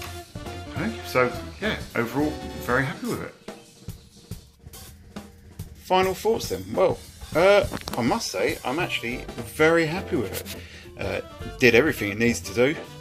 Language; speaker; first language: English; native; English